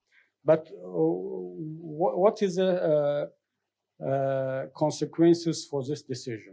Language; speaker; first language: English; non-native, learner; Tajik